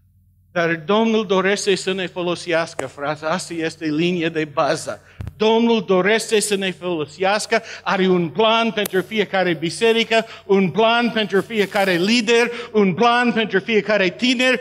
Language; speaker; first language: Romanian; non-native, learner; English